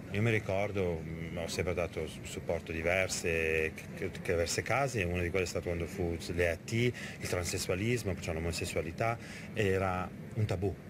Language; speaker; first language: Italian; native; Italian